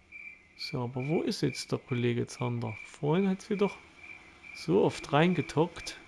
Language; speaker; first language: German; native; German